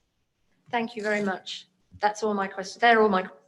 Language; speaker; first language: English; native; English